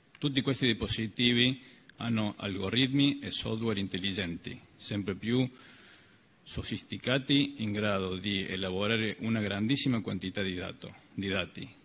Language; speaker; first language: Italian; early bilingual, heritage; Italian